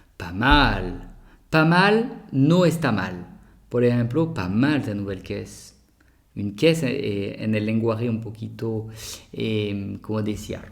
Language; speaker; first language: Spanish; non-native, fluent; French